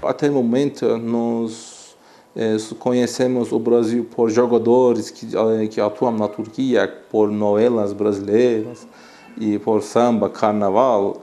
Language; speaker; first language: Portuguese; non-native, fluent; Turkish